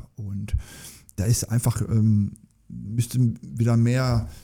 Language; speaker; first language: German; native; German